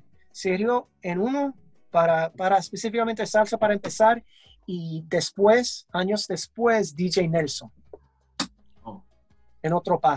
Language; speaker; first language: Spanish; early bilingual, heritage; English